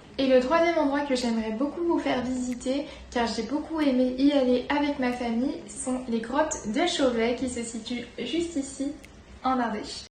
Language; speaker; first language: French; native; French